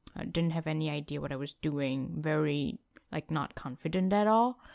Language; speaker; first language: English; non-native, fluent; Vietnamese